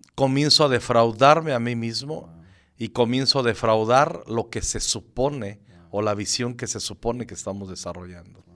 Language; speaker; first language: Spanish; native; Spanish